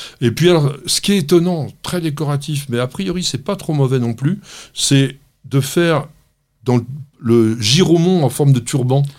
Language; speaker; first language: French; native; French